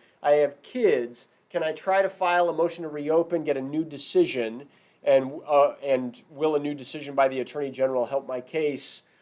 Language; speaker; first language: English; native; English